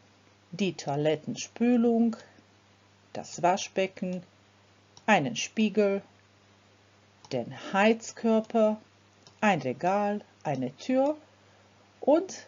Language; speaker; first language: German; non-native, fluent; Croatian